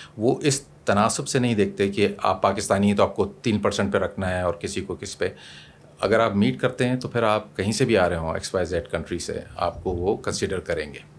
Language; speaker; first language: Urdu; native; Urdu